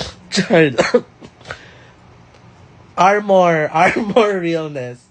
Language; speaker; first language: English; non-native, local second language; Filipino